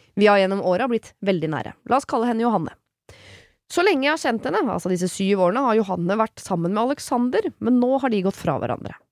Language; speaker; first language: Norwegian; native; Norwegian